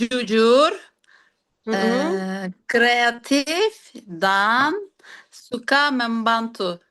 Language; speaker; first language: Indonesian; non-native, learner; Turkish